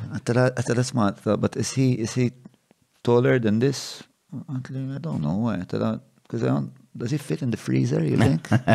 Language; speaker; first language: English; non-native, local second language; Maltese